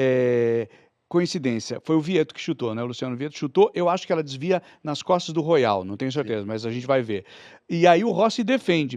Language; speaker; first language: Portuguese; native; Portuguese